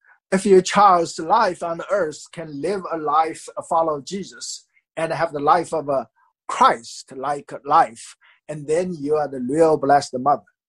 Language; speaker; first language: English; non-native, fluent; Chinese